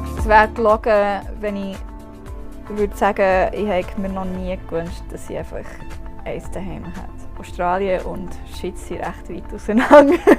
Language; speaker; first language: German; non-native, fluent; English